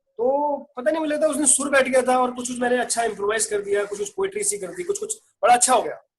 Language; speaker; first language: Hindi; native; Hindi